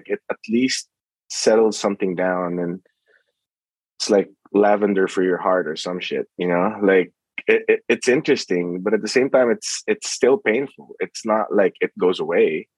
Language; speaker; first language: English; non-native, local second language; Filipino